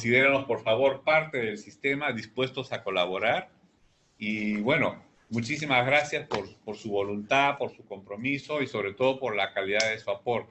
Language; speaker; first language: Spanish; native; Spanish